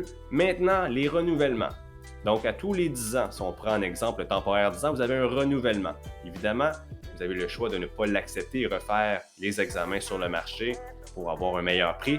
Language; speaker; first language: French; native; French